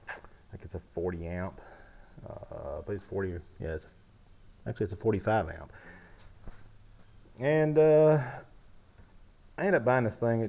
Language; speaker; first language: English; native; English